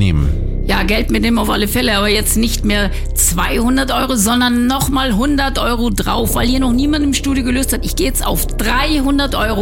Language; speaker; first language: German; native; German